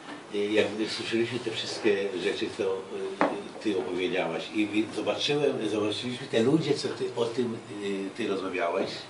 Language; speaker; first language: Polish; early bilingual, heritage; Hebrew